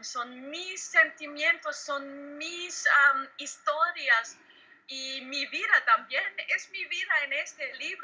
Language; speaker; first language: Spanish; non-native, learner; German